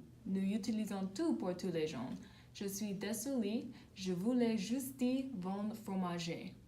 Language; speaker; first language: French; non-native, learner; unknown